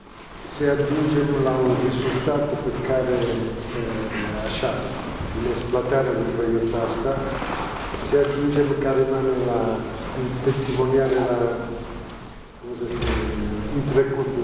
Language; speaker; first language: Romanian; non-native, learner; Italian